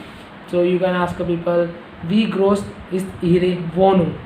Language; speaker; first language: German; non-native, learner; Hindi